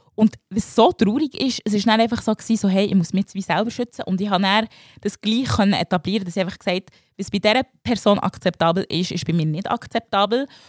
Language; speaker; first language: German; early bilingual, other home language; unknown